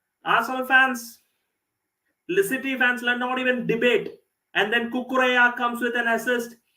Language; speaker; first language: English; non-native, local second language; Malayalam